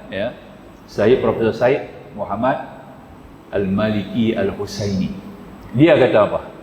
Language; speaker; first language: Malay; native; Malay